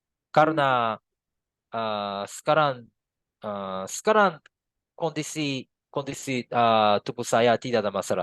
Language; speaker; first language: Indonesian; non-native, learner; Japanese